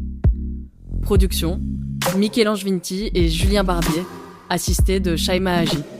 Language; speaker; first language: French; native; French